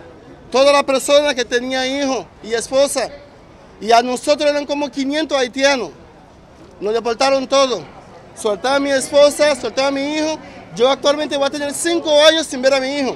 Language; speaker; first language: Spanish; non-native, fluent; Haitian Creole